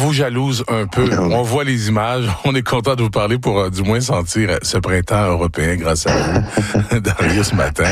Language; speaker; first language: French; native; French